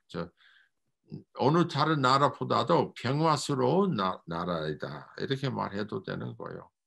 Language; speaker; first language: Korean; non-native, fluent; English